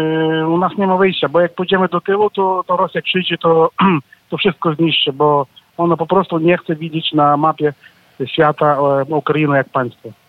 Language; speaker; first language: Polish; non-native, learner; Ukrainian